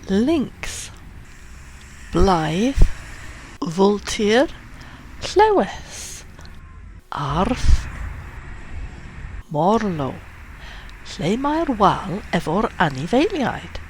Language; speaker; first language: Welsh; non-native, fluent; English